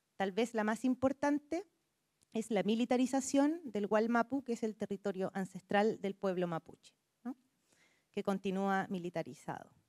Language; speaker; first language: Spanish; native; Spanish